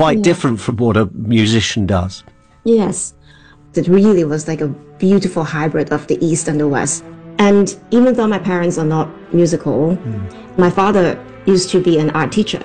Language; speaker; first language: English; non-native, local second language; Cantonese